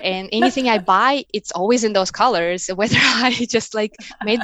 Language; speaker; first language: English; non-native, fluent; Russian